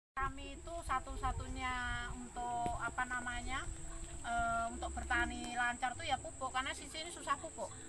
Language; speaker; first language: Indonesian; native; Indonesian